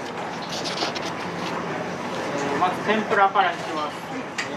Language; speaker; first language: Japanese; native; Japanese